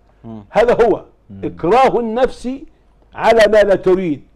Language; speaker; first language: Arabic; native; Arabic